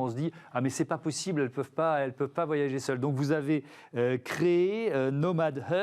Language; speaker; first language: French; native; French